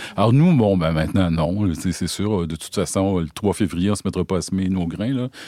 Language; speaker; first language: French; native; French